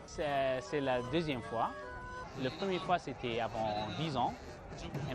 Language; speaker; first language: French; non-native, learner; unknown